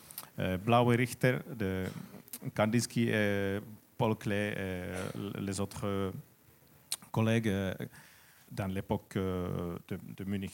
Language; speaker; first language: French; non-native, learner; Finnish